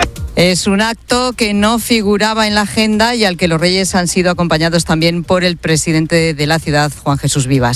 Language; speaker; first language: Spanish; native; Spanish